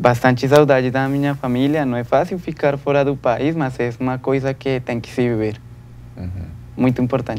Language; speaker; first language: Portuguese; non-native, learner; Spanish